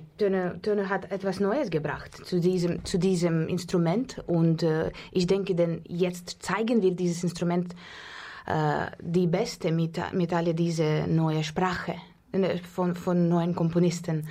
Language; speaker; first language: German; non-native, fluent; Russian